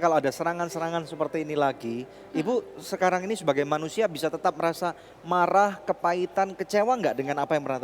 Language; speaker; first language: Indonesian; native; Indonesian